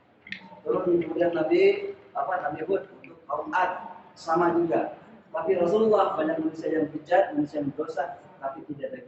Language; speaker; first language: Indonesian; non-native, local second language; Sundanese